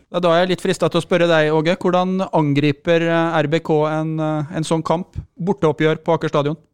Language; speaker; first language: Norwegian; native; Norwegian